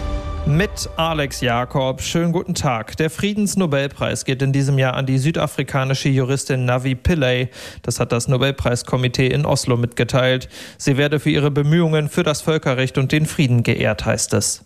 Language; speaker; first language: German; native; German